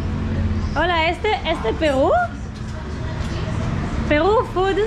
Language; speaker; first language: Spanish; non-native, learner; Hebrew